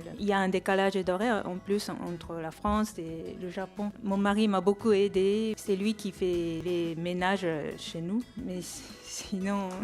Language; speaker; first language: French; non-native, fluent; Japanese